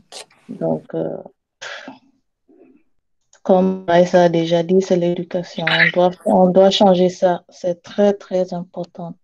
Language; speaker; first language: French; non-native, learner; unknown